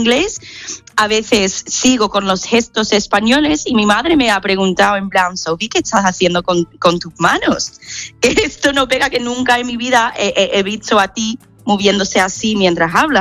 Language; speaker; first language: Spanish; non-native, fluent; English